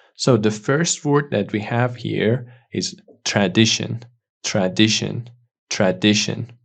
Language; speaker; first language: English; non-native, fluent; Persian